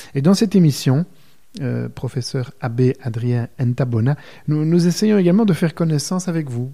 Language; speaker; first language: French; native; French